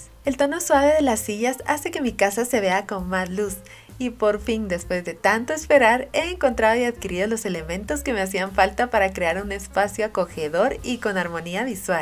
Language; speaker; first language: Spanish; native; Spanish